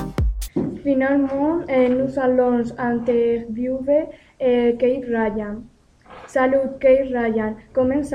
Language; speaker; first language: French; non-native, learner; Spanish